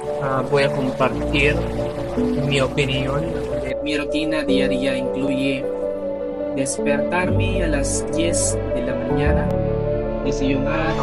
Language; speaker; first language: Spanish; non-native, learner; Filipino